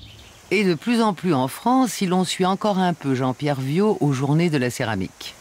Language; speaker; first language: French; native; French